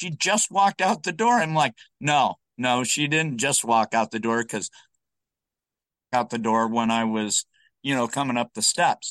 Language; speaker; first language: English; native; English